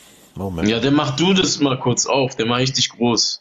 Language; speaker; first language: German; native; German